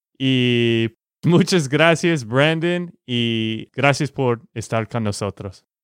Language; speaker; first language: Spanish; non-native, fluent; English